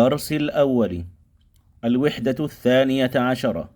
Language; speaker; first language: Arabic; non-native, fluent; Indonesian